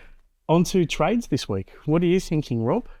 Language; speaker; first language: English; native; English